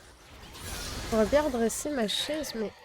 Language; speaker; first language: French; native; French